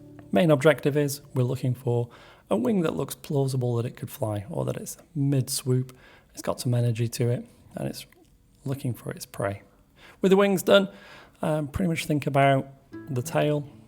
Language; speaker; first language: English; native; English